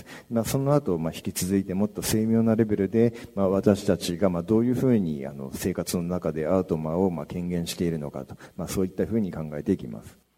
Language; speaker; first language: Japanese; native; Japanese